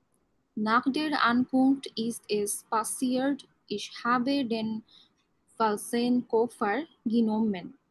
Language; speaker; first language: German; non-native, learner; Bangla